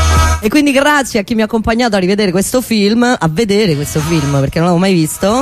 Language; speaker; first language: Italian; native; Italian